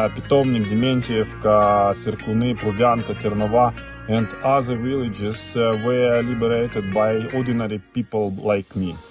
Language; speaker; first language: English; non-native, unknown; Ukrainian